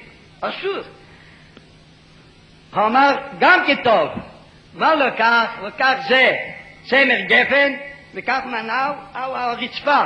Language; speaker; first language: Hebrew; non-native, fluent; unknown